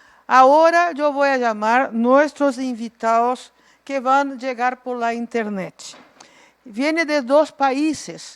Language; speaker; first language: Spanish; non-native, local second language; Portuguese